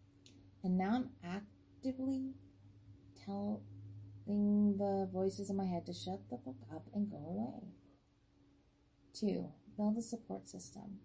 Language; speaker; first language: English; native; English